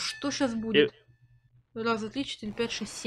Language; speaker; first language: Russian; native; Russian